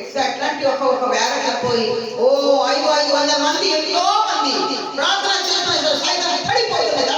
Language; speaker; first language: Telugu; non-native, learner; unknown